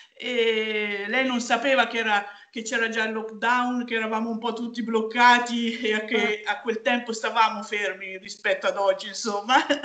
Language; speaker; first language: Italian; native; Italian